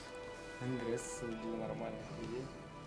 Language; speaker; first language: Russian; native; Russian